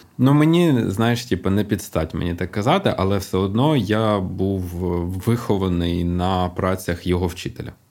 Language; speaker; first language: Ukrainian; native; Ukrainian